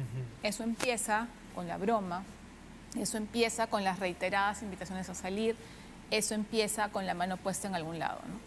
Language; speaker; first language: Spanish; native; Spanish